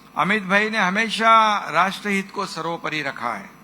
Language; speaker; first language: Hindi; non-native, local second language; Marathi